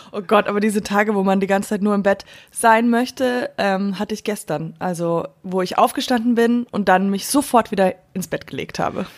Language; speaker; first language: German; non-native, fluent; English